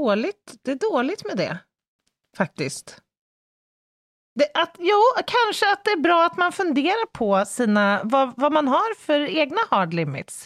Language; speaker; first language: Swedish; native; Swedish